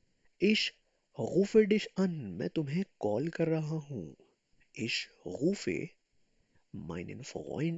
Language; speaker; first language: German; non-native, fluent; Urdu